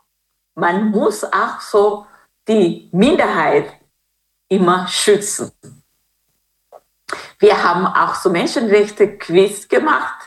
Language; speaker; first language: German; non-native, fluent; Kinyarwanda